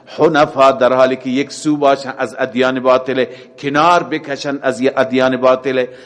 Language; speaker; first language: Persian; native; Persian